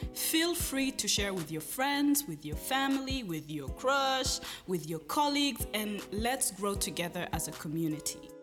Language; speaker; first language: English; non-native, local second language; Kinyarwanda